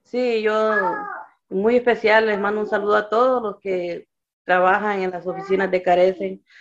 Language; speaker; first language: Spanish; native; Spanish